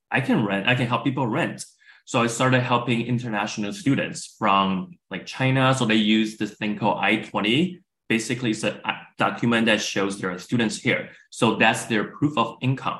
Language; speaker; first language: English; non-native, fluent; Chinese